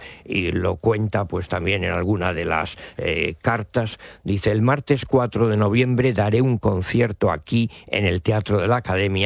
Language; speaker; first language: Spanish; native; Spanish